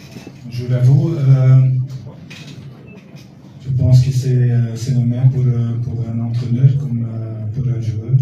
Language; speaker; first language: French; non-native, local second language; Dutch